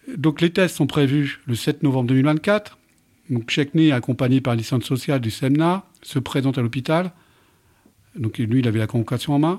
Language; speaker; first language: French; native; French